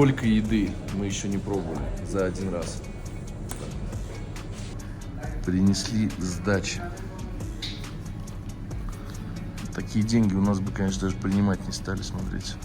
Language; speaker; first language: Russian; native; Russian